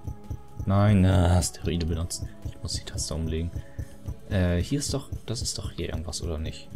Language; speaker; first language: German; native; German